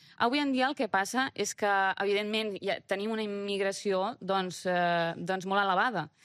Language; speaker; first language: Catalan; early bilingual, other home language; Romanian